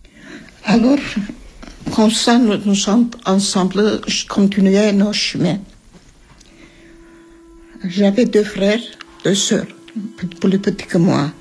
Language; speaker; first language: French; early bilingual, other home language; Armenian